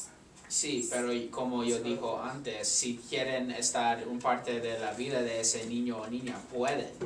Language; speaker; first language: Spanish; non-native, learner; English